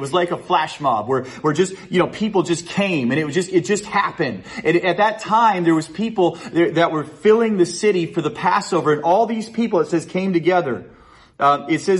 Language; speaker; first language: English; native; English